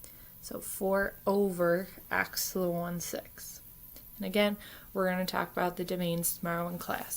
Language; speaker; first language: English; native; English